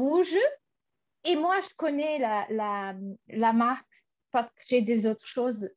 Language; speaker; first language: French; non-native, fluent; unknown